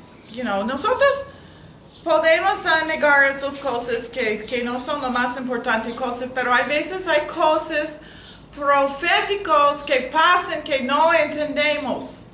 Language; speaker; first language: Spanish; non-native, learner; English